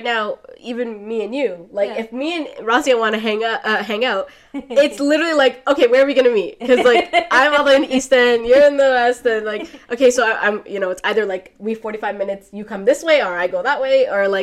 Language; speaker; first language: English; native; English